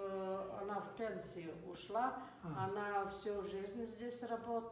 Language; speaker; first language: Russian; non-native, fluent; Latvian